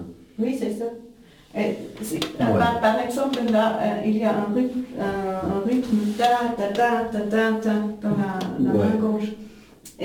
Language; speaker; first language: French; non-native, learner; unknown